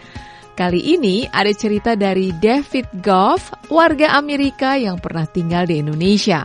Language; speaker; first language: Indonesian; native; Indonesian